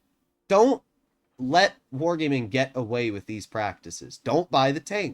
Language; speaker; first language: English; native; English